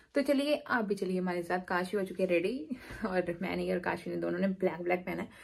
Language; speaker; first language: Hindi; non-native, local second language; Punjabi